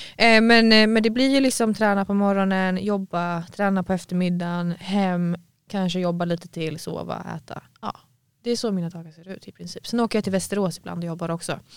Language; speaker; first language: Swedish; native; Swedish